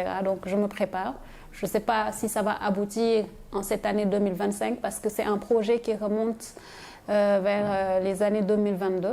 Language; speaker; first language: French; non-native, local second language; Wolof